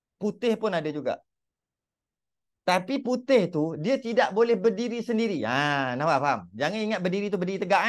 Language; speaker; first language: Malay; native; Malay